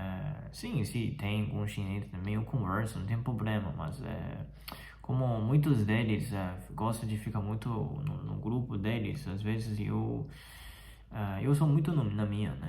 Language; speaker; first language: Portuguese; non-native, fluent; Chinese